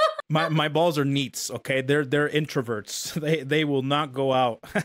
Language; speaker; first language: English; native; English